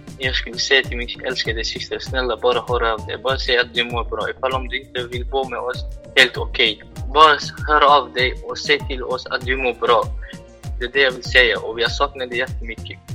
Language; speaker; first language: Swedish; non-native, fluent; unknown